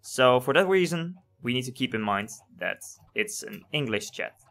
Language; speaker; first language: English; non-native, fluent; Dutch